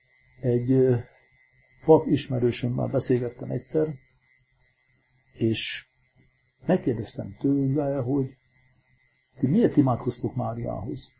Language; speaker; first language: Hungarian; native; Hungarian